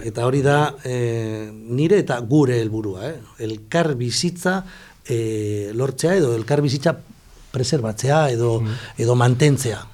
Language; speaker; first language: Basque; non-native, local second language; Spanish